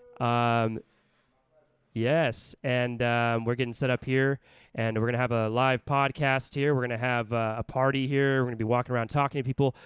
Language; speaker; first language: English; native; English